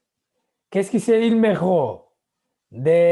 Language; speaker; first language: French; non-native, learner; Spanish